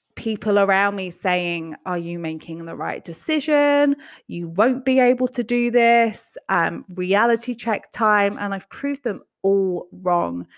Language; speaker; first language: English; native; English